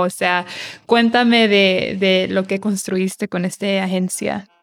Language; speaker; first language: Spanish; early bilingual, heritage; Spanish